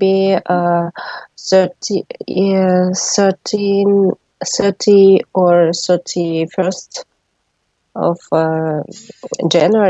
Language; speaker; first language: English; non-native, learner; Russian